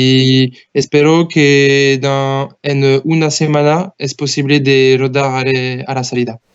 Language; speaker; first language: Spanish; non-native, learner; French